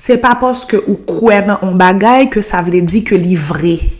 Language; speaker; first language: French; non-native, local second language; Haitian Creole